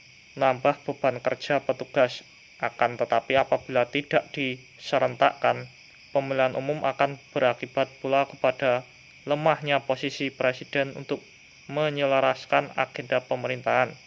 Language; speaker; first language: Indonesian; native; Indonesian